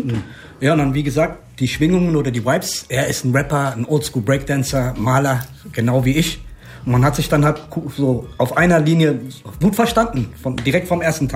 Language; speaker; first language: German; native; German